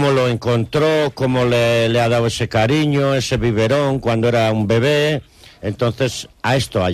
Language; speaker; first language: Spanish; native; Spanish